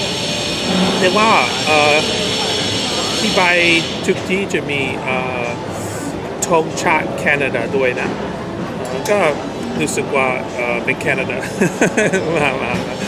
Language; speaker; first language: Thai; non-native, fluent; English